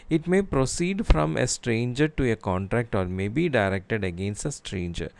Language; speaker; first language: English; non-native, local second language; Malayalam